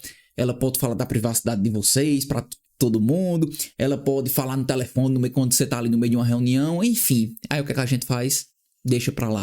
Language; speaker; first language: Portuguese; native; Portuguese